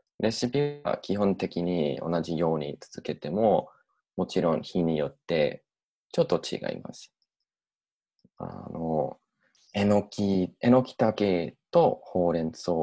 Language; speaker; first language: Japanese; non-native, learner; English